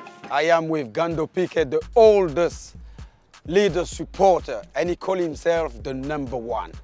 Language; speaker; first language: English; non-native, fluent; French